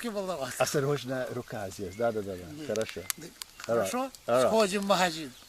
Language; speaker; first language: Russian; native; Russian